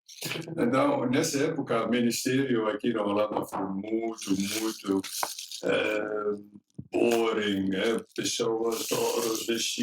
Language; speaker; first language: Portuguese; non-native, fluent; Dutch